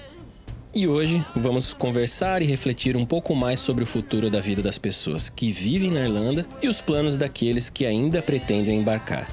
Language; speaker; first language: Portuguese; native; Portuguese